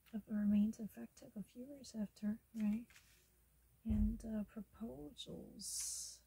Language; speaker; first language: English; non-native, learner; Korean